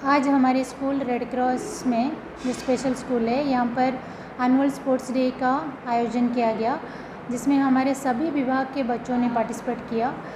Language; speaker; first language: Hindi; non-native, local second language; Gujarati